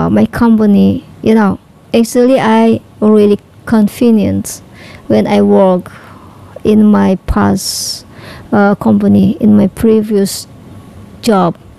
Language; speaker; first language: English; non-native, learner; Indonesian